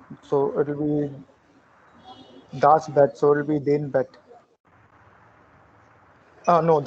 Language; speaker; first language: German; non-native, learner; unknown